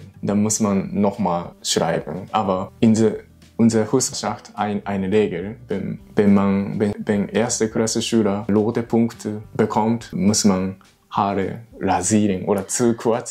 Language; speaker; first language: German; non-native, learner; Japanese